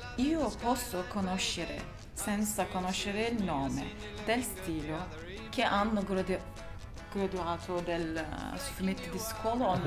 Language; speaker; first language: Italian; non-native, learner; Turkish